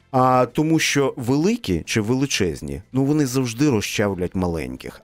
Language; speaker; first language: Ukrainian; native; Ukrainian